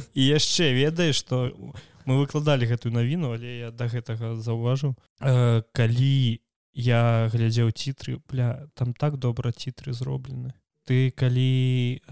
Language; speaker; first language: Belarusian; non-native, local second language; Russian